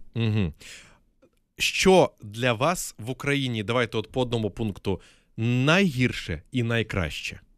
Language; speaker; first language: Ukrainian; native; Ukrainian